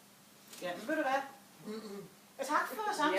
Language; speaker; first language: Danish; native; Danish